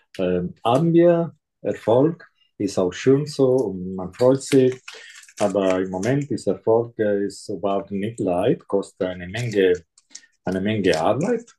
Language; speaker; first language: German; non-native, fluent; Italian